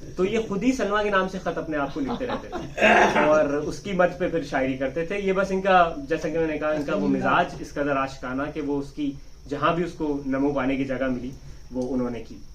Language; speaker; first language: Urdu; native; Urdu